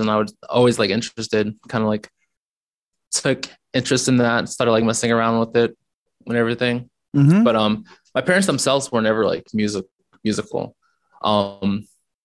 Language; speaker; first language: English; native; English